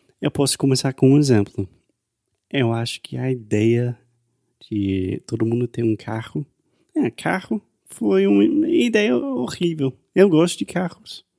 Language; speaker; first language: Portuguese; non-native, fluent; English